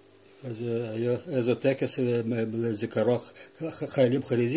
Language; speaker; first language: Hebrew; non-native, fluent; Russian